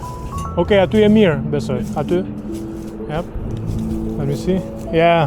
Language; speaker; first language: Albanian; native; Albanian